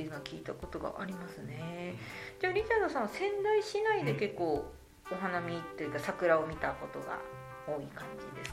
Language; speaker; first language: Japanese; native; Japanese